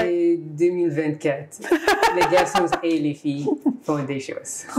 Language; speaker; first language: French; non-native, learner; English